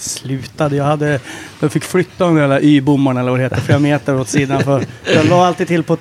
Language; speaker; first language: Swedish; native; Swedish